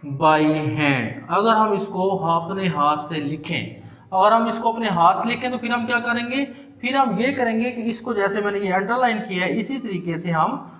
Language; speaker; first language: Urdu; non-native, local second language; Punjabi